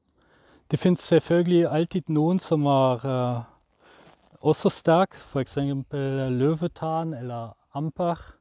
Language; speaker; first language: Norwegian; non-native, fluent; German